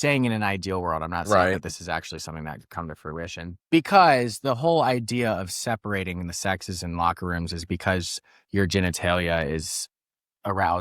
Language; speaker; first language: English; native; English